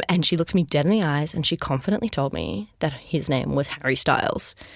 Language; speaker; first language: English; native; English